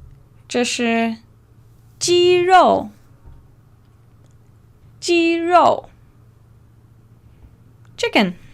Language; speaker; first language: Chinese; non-native, fluent; English